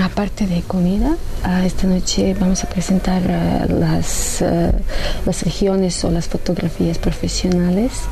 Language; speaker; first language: Spanish; non-native, fluent; Serbian